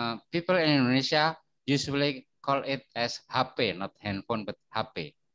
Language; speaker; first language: English; non-native, fluent; Indonesian